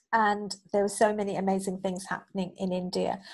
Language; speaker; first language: English; native; English